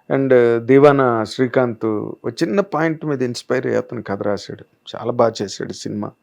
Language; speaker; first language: Telugu; native; Telugu